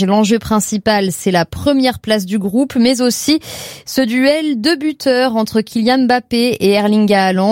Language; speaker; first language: French; native; French